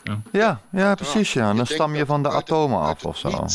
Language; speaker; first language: Dutch; native; Dutch